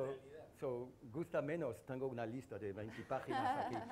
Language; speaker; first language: Spanish; non-native, learner; French